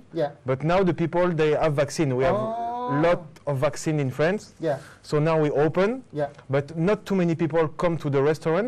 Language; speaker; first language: English; non-native, fluent; French